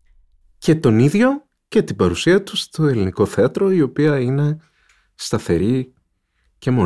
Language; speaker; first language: Greek; native; Greek